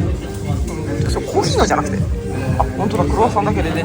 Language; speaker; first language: Japanese; native; Japanese